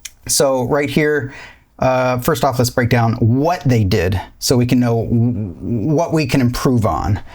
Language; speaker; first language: English; native; English